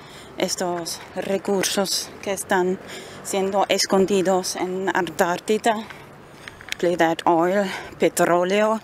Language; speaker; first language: Spanish; non-native, fluent; German